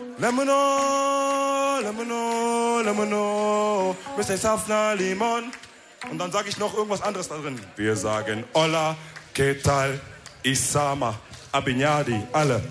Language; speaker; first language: German; early bilingual, other home language; Wolof